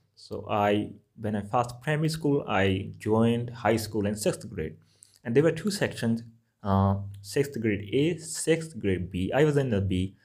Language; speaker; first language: English; non-native, local second language; Punjabi